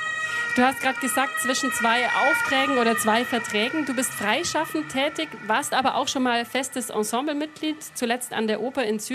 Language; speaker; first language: German; native; German